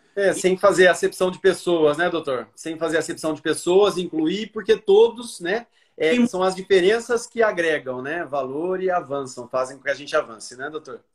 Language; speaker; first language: Portuguese; native; Portuguese